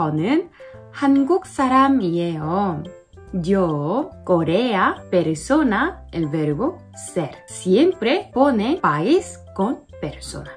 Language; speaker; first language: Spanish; non-native, learner; Korean